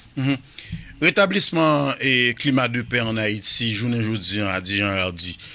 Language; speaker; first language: French; non-native, local second language; Haitian Creole